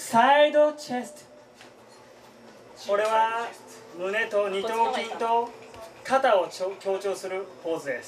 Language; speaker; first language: Japanese; native; Japanese